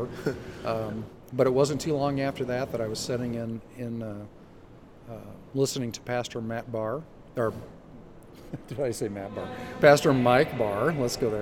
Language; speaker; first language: English; native; English